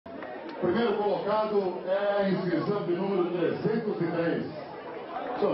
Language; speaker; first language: Portuguese; native; Portuguese